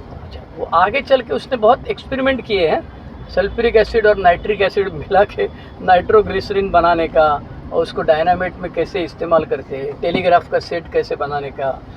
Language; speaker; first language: Hindi; non-native, local second language; Marathi